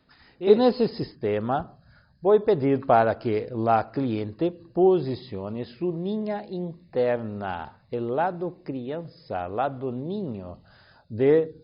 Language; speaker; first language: Spanish; non-native, learner; Portuguese